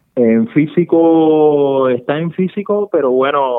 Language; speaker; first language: Spanish; native; Spanish